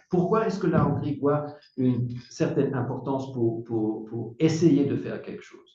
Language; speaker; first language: French; non-native, fluent; German